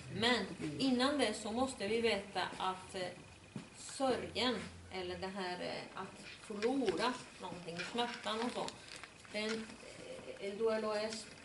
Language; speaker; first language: Swedish; non-native, fluent; Spanish